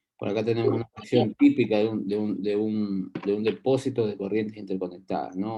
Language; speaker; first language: Spanish; native; Spanish